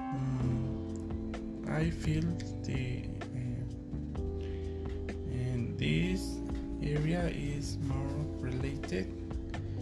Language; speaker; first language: English; non-native, learner; Spanish